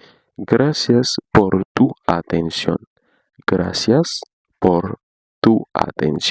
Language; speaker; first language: Spanish; non-native, learner; Haitian Creole